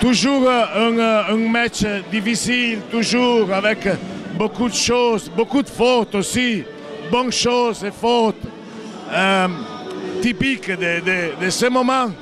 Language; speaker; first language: French; non-native, fluent; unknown